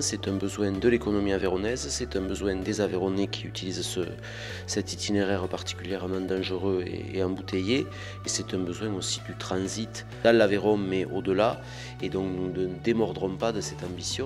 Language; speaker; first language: French; native; French